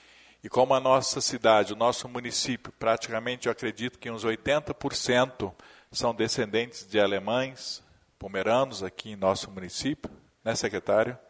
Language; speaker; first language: Portuguese; native; Portuguese